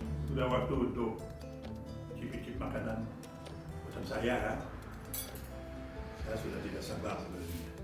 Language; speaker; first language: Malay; non-native, fluent; French